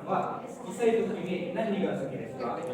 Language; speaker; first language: Japanese; non-native, learner; Indonesian